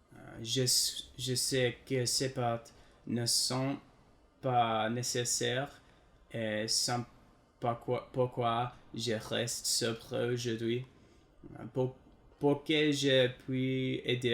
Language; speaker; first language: French; non-native, learner; English